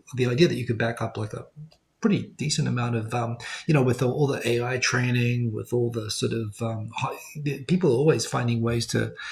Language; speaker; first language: English; native; English